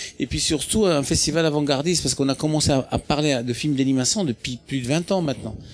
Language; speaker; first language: French; non-native, local second language; Arabic